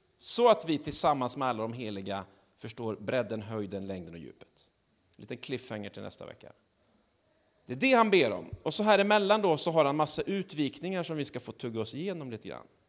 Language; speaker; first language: Swedish; native; Swedish